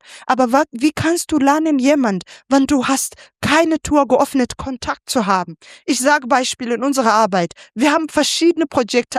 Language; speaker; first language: German; non-native, fluent; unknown